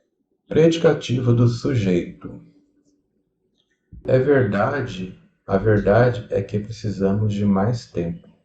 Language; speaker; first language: Portuguese; native; Portuguese